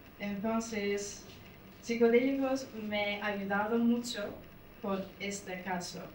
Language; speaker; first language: Spanish; non-native, learner; English